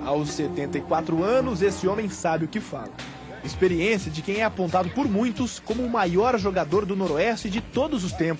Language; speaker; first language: Portuguese; native; Portuguese